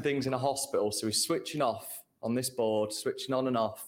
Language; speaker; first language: English; native; English